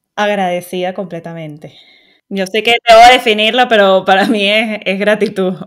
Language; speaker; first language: Spanish; native; Spanish